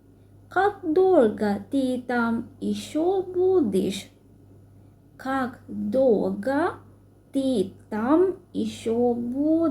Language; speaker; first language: Russian; non-native, fluent; Sinhala